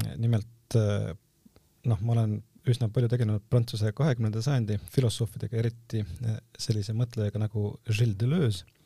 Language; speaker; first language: Estonian; native; Estonian